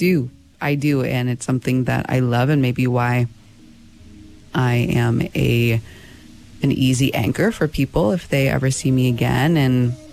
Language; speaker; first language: English; native; English